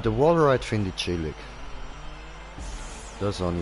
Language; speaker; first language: German; native; German